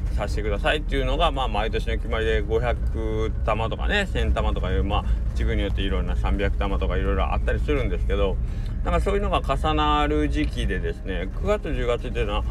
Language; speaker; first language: Japanese; native; Japanese